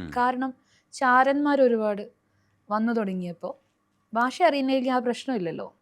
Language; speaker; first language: Malayalam; non-native, local second language; Hindi